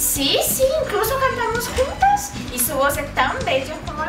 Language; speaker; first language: Spanish; non-native, learner; Portuguese